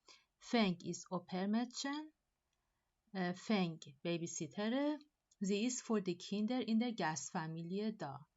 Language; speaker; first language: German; non-native, fluent; Persian